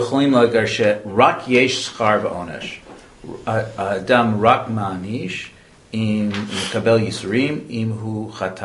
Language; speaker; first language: Hebrew; non-native, learner; English